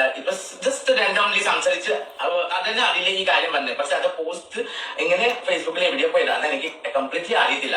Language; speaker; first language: Malayalam; non-native, fluent; Assamese